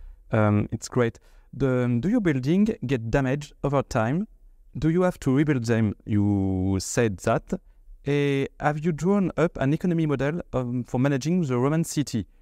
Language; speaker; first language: English; non-native, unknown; French